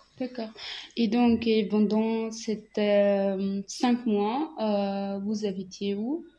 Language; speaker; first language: French; non-native, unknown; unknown